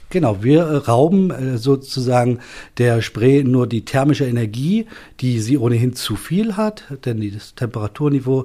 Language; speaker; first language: German; native; German